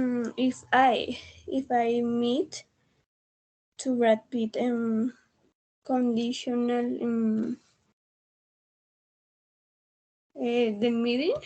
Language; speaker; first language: English; non-native, learner; Spanish